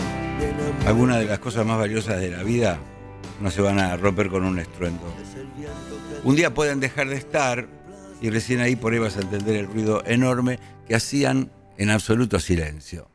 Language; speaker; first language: Spanish; native; Spanish